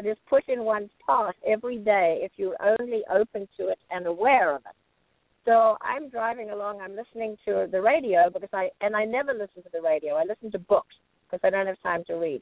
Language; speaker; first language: English; native; English